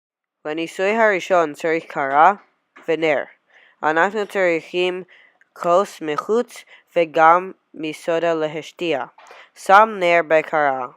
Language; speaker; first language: Hebrew; non-native, learner; English